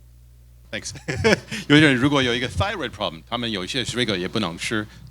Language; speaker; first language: Chinese; early bilingual, heritage; Chinese